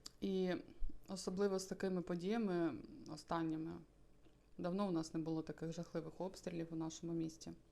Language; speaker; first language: Ukrainian; native; Ukrainian